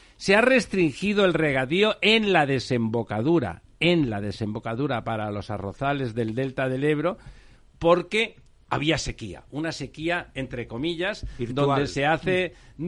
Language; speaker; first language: Spanish; native; Spanish